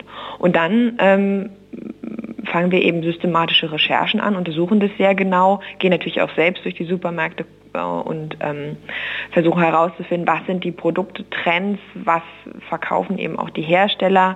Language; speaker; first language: German; native; German